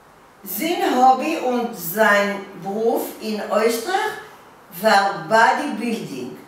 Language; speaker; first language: German; non-native, learner; Hebrew